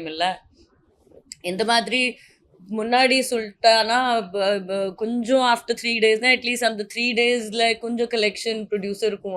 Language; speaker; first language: Tamil; non-native, fluent; Hindi